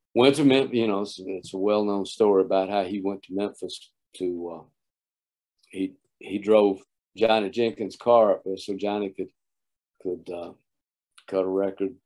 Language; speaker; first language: English; native; English